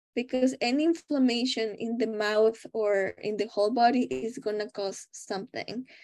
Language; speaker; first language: English; non-native, fluent; Spanish